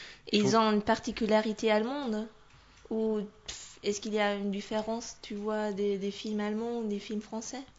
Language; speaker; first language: French; non-native, fluent; German